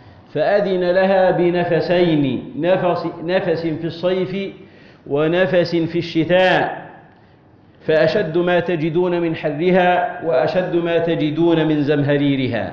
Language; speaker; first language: Arabic; native; Arabic